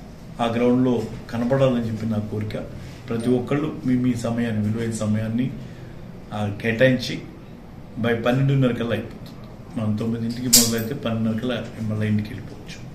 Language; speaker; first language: Telugu; native; Telugu